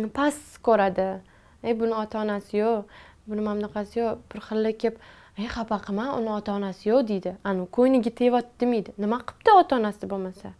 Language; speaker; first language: Uzbek; non-native, local second language; Tajik